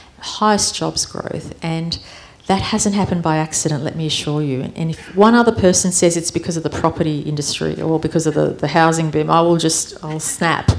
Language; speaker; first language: English; early bilingual, other home language; Armenian